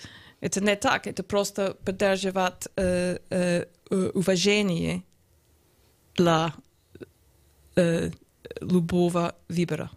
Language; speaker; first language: Russian; non-native, learner; English